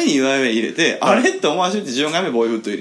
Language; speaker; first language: Japanese; native; Japanese